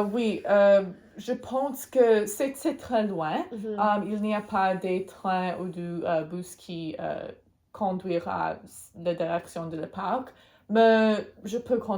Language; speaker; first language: French; non-native, learner; Swedish